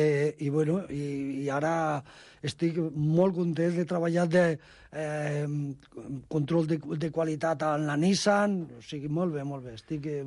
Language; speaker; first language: Catalan; non-native, local second language; Spanish